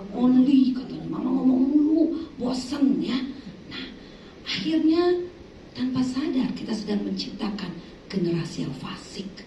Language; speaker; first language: Indonesian; native; Indonesian